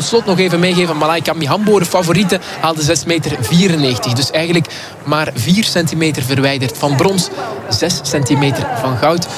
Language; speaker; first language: Dutch; native; Dutch